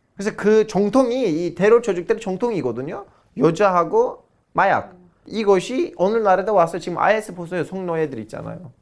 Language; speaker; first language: Korean; non-native, fluent; Turkish